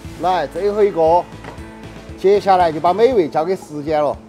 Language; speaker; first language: Chinese; native; Chinese